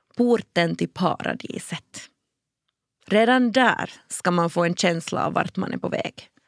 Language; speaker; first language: Swedish; native; Swedish